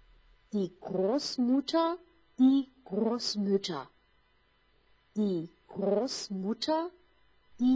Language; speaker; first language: German; non-native, fluent; Chinese